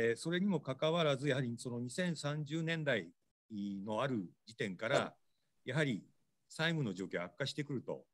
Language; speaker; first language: Japanese; native; Japanese